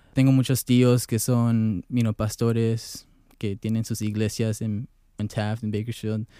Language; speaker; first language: Spanish; early bilingual, heritage; Spanish